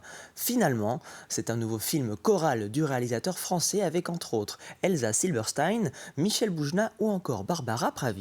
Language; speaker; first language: French; native; French